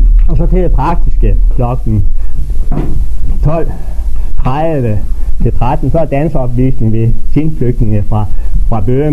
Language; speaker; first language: Danish; native; Danish